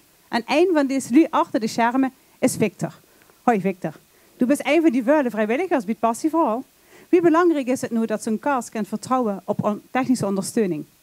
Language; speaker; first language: Dutch; native; Dutch